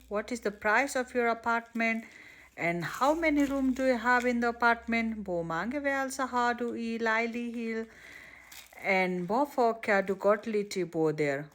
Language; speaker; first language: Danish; non-native, learner; Nepali